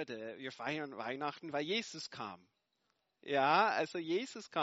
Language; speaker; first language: German; non-native, fluent; English